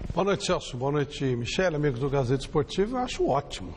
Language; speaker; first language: Portuguese; native; Portuguese